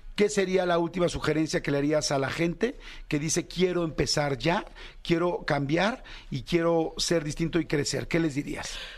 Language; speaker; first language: Spanish; native; Spanish